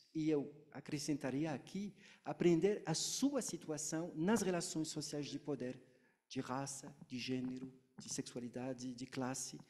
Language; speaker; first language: Portuguese; non-native, fluent; French